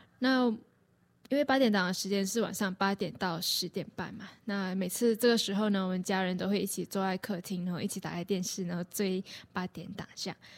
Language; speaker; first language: Chinese; native; Chinese